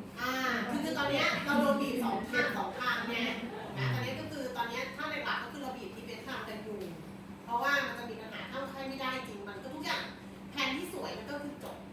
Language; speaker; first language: Thai; native; Thai